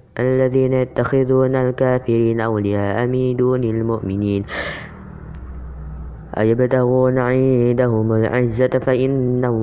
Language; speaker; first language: Arabic; non-native, learner; Indonesian